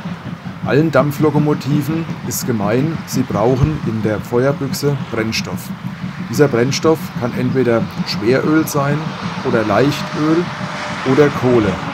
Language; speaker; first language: German; native; German